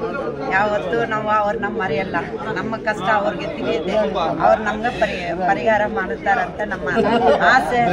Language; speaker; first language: Kannada; non-native, local second language; Telugu